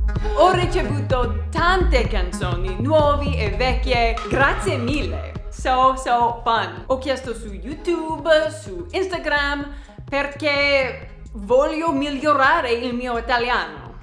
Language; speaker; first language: Italian; non-native, learner; English